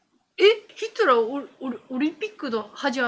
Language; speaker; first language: Korean; non-native, fluent; Japanese